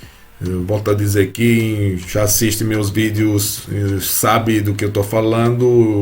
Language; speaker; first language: Portuguese; non-native, fluent; Italian